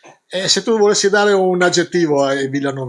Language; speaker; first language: Italian; native; Italian